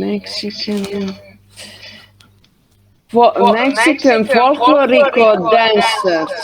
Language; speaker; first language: English; non-native, learner; Hungarian